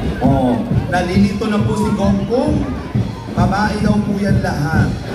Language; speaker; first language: Filipino; non-native, local second language; Bikol